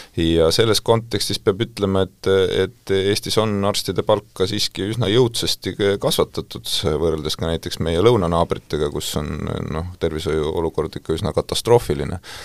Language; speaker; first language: Estonian; non-native, local second language; Russian